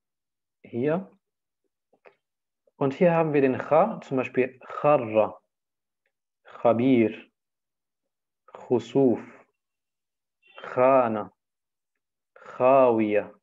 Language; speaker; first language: Arabic; non-native, fluent; German